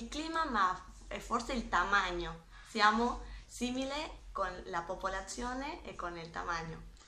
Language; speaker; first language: Italian; non-native, learner; Spanish